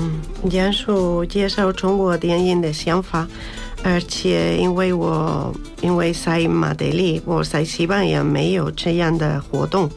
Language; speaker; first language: Chinese; non-native, learner; Spanish